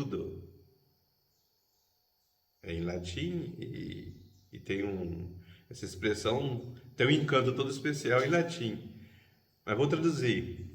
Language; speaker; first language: Portuguese; native; Portuguese